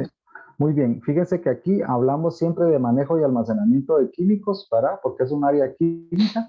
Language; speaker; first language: Spanish; native; Spanish